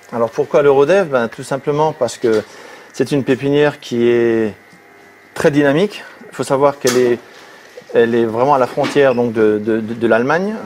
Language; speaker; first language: French; native; French